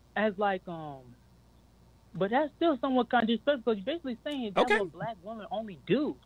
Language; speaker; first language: English; native; English